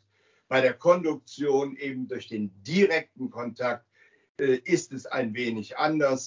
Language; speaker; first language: German; native; German